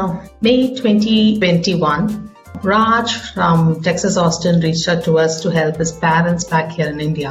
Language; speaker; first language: English; non-native, local second language; Tamil